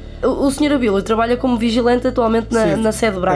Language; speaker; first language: Portuguese; native; Portuguese